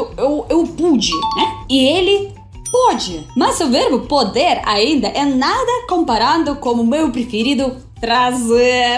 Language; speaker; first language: Portuguese; non-native, fluent; Russian